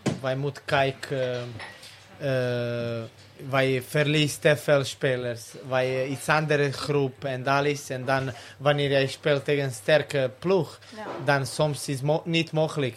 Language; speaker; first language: Dutch; non-native, learner; Serbian